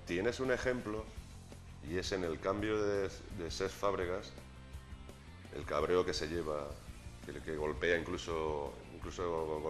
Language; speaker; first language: Spanish; native; Spanish